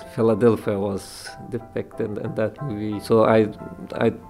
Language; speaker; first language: English; non-native, fluent; Persian